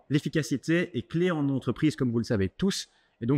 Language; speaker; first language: French; native; French